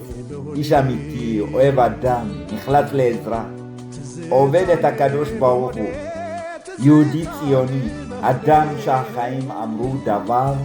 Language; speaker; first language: Hebrew; early bilingual, other home language; Amharic